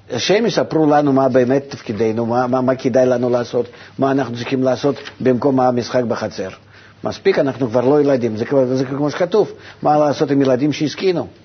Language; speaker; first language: Hebrew; non-native, fluent; Russian